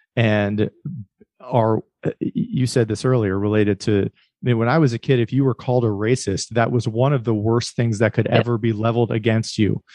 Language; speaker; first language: English; native; English